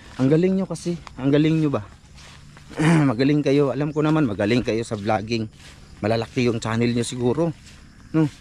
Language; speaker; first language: Filipino; non-native, local second language; Cebuano